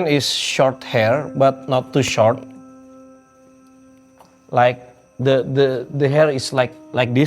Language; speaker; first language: English; non-native, learner; Indonesian